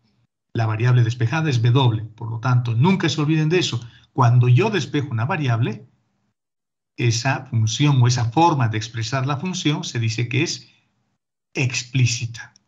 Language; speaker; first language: Spanish; native; Spanish